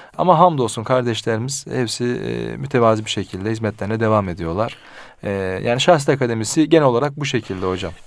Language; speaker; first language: Turkish; early bilingual, heritage; Turkish